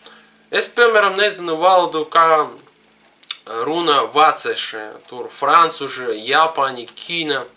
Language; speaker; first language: Latvian; non-native, learner; Russian